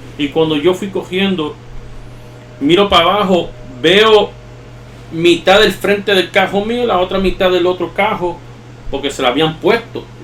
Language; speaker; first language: Spanish; early bilingual, heritage; Spanish